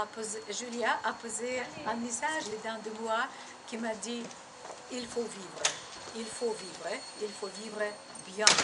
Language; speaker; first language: French; non-native, learner; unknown